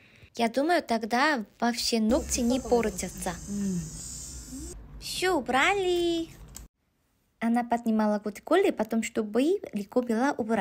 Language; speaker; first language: Russian; non-native, fluent; Korean